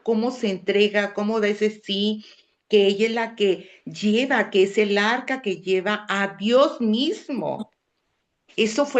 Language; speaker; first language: Spanish; native; Spanish